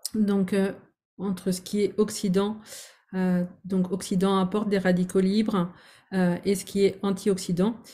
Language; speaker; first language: French; native; French